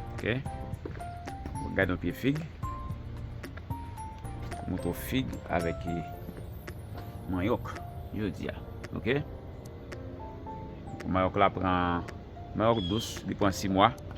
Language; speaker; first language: French; non-native, learner; Haitian Creole